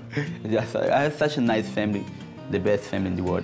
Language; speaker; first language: English; non-native, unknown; Portuguese